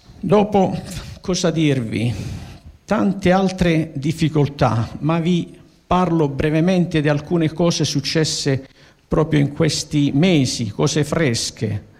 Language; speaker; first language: Italian; native; Italian